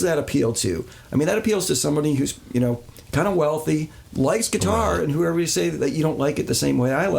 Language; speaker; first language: English; native; English